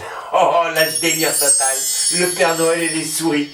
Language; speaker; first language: French; native; French